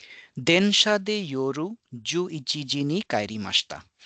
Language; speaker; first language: Japanese; non-native, fluent; Hindi